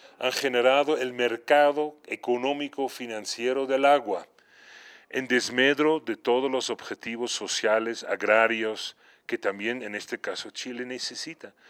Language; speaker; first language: Spanish; non-native, fluent; Dutch